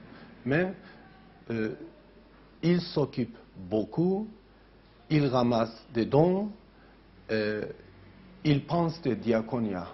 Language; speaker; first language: French; non-native, fluent; Armenian